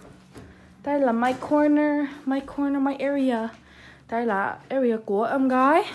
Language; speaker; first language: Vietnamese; non-native, learner; English